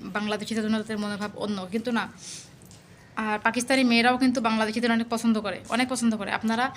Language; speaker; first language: Bangla; native; Bangla